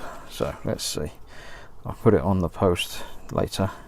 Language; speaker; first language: English; native; English